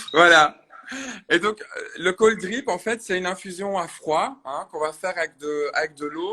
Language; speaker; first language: French; native; French